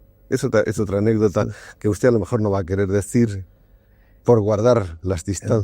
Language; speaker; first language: Spanish; native; Spanish